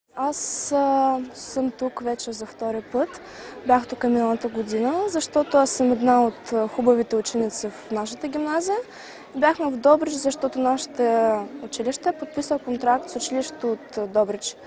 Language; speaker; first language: Bulgarian; early bilingual, heritage; Bulgarian